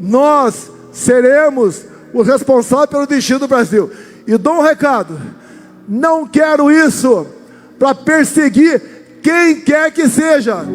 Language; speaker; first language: Portuguese; native; Portuguese